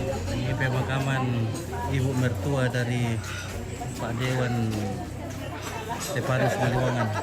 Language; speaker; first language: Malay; non-native, local second language; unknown